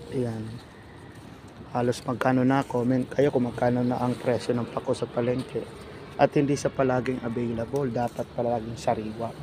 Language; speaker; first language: Filipino; non-native, local second language; Bikol